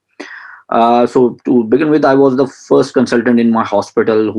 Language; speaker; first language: English; non-native, local second language; Punjabi